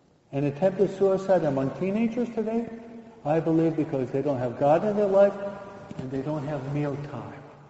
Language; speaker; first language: English; native; English